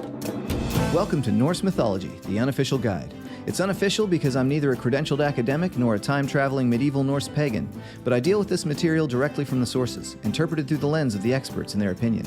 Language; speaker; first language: English; native; English